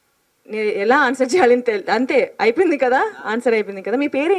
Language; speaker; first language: Telugu; non-native, fluent; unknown